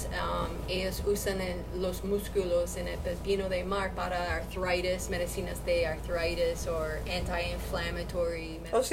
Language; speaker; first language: Spanish; non-native, learner; English